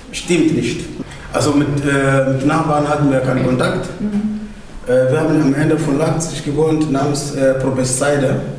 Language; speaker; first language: German; non-native, fluent; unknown